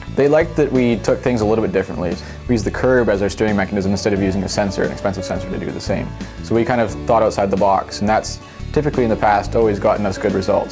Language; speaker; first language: English; native; English